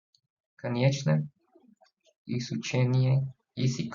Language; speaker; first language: Russian; non-native, learner; Spanish